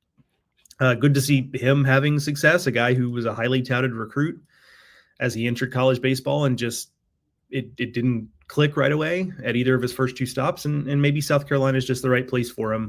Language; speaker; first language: English; native; English